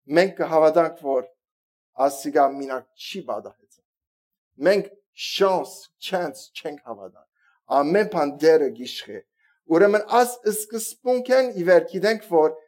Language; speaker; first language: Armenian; early bilingual, heritage; Armenian